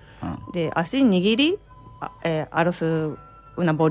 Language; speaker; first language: Spanish; non-native, learner; Japanese